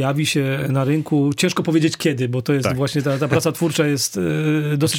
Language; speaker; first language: Polish; native; Polish